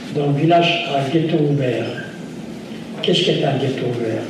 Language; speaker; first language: French; non-native, fluent; Yiddish